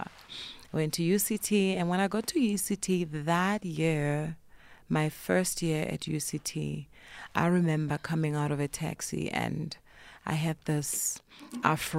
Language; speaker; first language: English; non-native, local second language; Northern Sotho